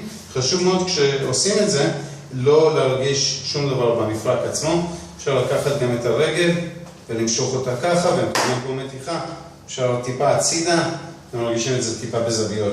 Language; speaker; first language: Hebrew; native; Hebrew